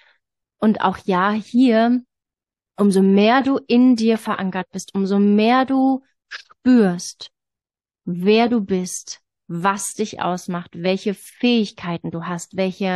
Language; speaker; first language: German; native; German